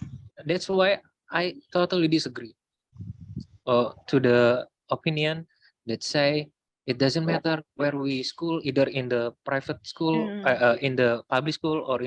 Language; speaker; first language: English; non-native, learner; Indonesian